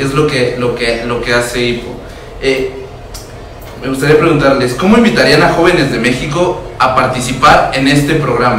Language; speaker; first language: Spanish; native; Spanish